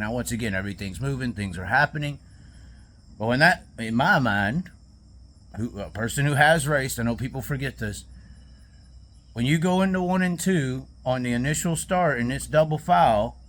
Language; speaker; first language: English; native; English